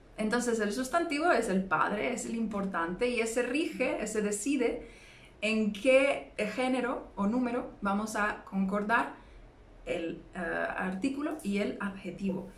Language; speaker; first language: Spanish; native; Spanish